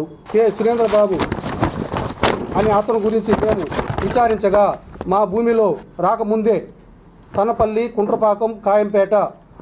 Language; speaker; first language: Telugu; native; Telugu